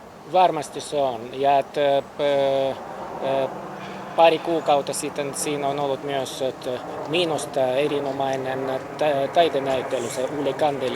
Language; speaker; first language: Finnish; non-native, fluent; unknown